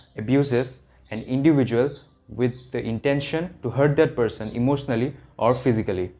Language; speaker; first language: English; non-native, local second language; Assamese